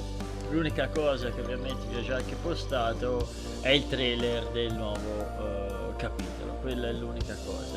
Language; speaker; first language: Italian; native; Italian